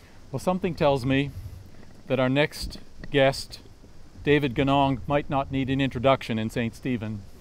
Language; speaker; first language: English; native; English